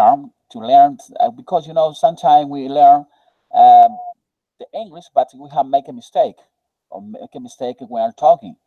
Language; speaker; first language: English; non-native, learner; Spanish